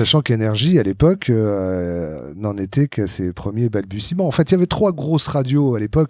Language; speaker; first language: French; native; French